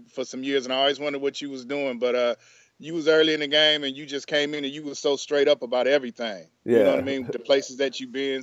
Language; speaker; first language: English; native; English